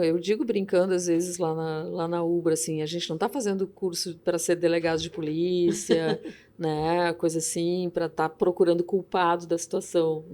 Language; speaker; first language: Portuguese; native; Portuguese